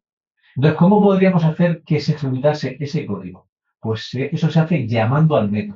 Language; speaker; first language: Spanish; native; Spanish